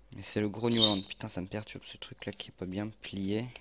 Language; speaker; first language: French; native; French